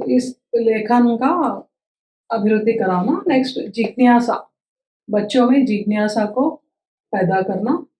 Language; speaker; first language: Hindi; non-native, local second language; Telugu